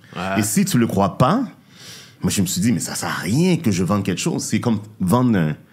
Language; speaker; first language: French; native; French